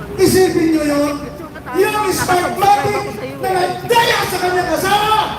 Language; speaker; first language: Filipino; non-native, local second language; Iloko